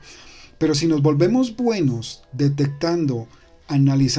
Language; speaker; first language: Spanish; native; Spanish